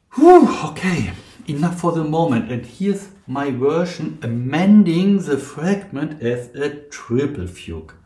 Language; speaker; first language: English; non-native, fluent; German